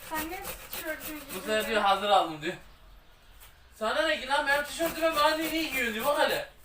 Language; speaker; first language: Turkish; native; Turkish